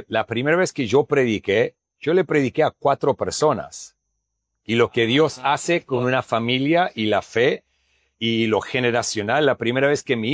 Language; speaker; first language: Spanish; non-native, fluent; English